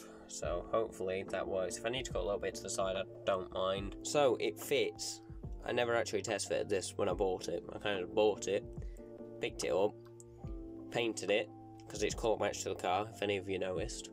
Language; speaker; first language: English; native; English